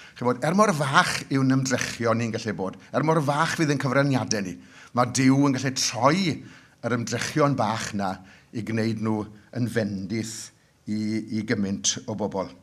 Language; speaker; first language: Welsh; native; Welsh